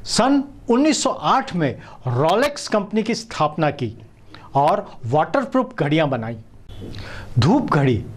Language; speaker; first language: Hindi; non-native, local second language; Marathi